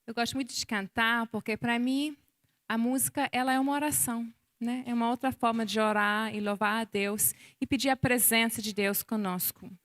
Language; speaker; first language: Portuguese; non-native, fluent; English